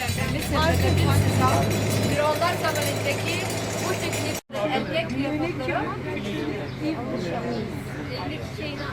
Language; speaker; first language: Turkish; non-native, learner; Arabic